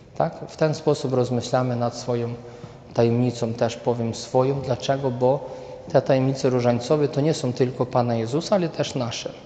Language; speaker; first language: Polish; native; Polish